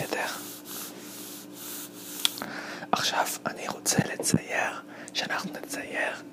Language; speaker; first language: Hebrew; non-native, fluent; English